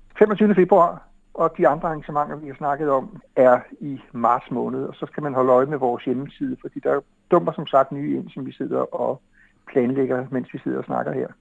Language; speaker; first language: Danish; native; Danish